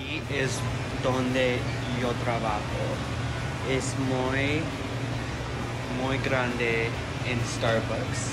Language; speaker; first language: Spanish; non-native, learner; English